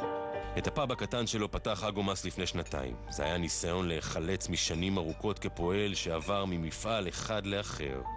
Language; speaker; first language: Hebrew; native; Hebrew